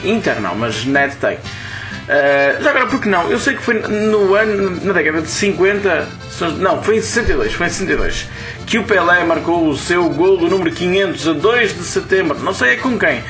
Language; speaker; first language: Portuguese; native; Portuguese